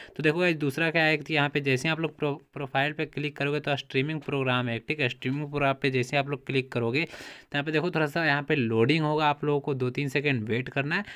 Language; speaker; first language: Hindi; native; Hindi